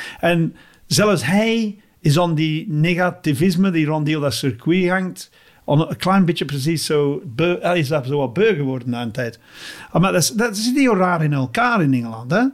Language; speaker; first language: Dutch; non-native, fluent; English